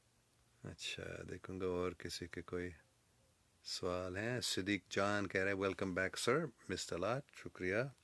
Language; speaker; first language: Hindi; non-native, fluent; English